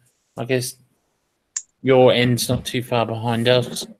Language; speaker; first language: English; native; English